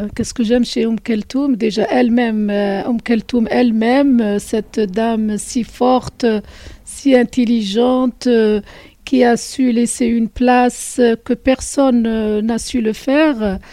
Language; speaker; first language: French; non-native, local second language; Arabic